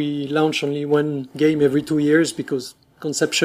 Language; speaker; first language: English; non-native, fluent; French